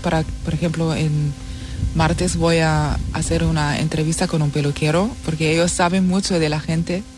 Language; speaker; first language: Spanish; non-native, fluent; German